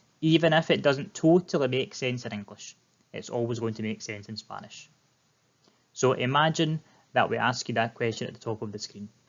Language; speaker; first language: English; native; English